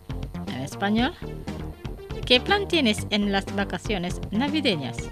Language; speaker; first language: Spanish; non-native, fluent; Indonesian